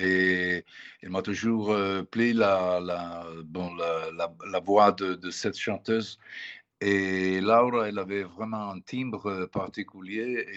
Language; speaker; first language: French; non-native, fluent; Italian